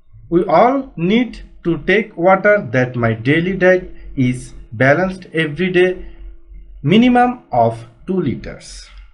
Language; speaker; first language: English; non-native, local second language; Bangla